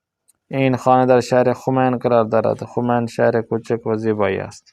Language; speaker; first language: Persian; non-native, fluent; Urdu